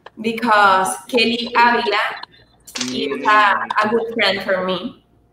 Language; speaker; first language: English; non-native, fluent; Spanish